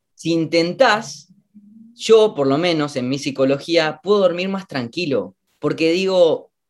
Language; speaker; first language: Spanish; native; Spanish